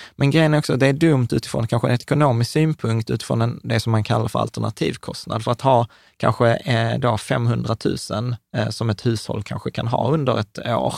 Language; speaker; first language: Swedish; early bilingual, other home language; Czech